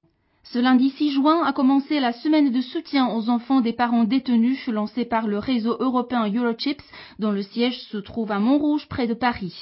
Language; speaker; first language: French; native; French